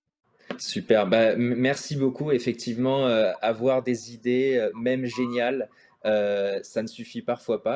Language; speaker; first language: French; native; French